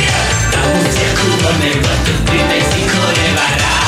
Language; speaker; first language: French; native; French